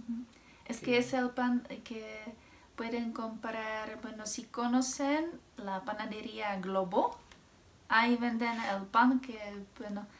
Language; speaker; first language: Spanish; non-native, fluent; Czech